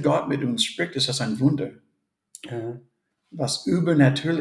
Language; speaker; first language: German; non-native, fluent; English